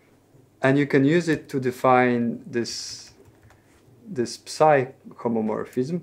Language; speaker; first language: English; non-native, fluent; Polish